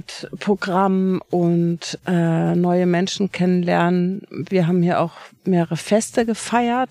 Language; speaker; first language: German; native; German